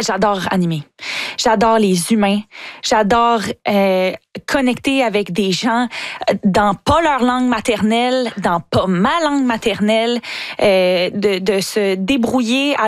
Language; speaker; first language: French; native; French